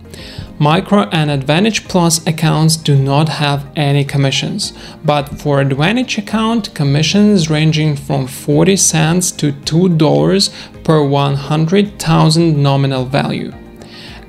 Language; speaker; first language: English; non-native, fluent; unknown